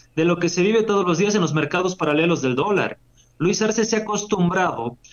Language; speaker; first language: Spanish; native; Spanish